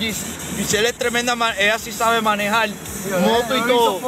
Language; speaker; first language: Spanish; native; Spanish